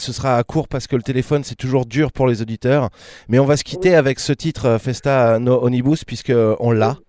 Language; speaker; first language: French; native; French